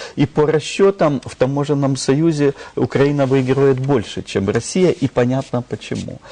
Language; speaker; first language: Russian; native; Russian